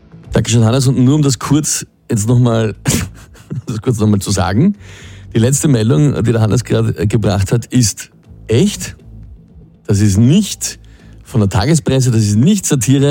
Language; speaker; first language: German; native; German